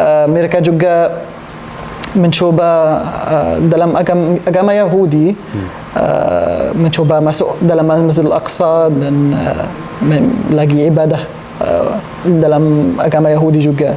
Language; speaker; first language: Indonesian; non-native, learner; Arabic